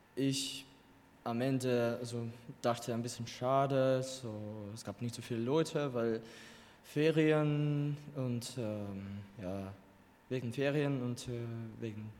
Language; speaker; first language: German; non-native, fluent; Russian